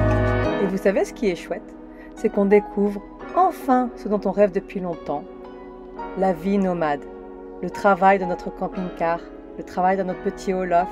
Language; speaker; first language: French; native; French